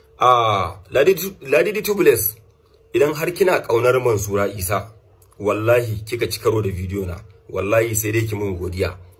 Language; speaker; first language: Hausa; non-native, local second language; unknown